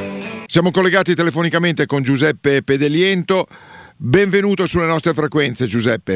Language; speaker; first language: Italian; native; Italian